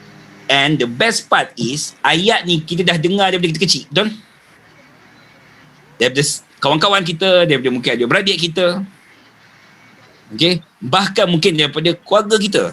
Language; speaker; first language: Malay; native; Malay